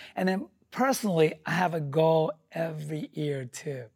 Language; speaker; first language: English; non-native, fluent; Japanese